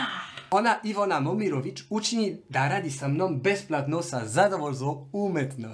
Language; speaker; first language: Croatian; non-native, learner; French